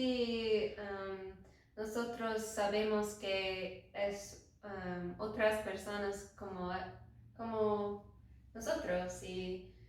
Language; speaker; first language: Spanish; non-native, learner; English